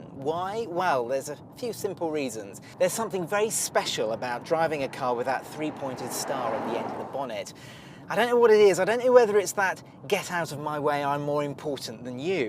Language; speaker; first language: English; native; English